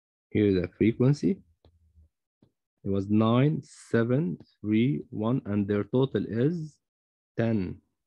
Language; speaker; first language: English; non-native, fluent; Arabic